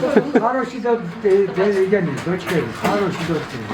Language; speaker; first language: Russian; non-native, learner; Georgian